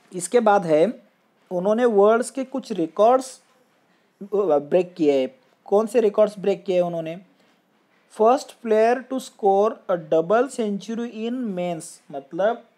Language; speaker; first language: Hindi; non-native, local second language; Marathi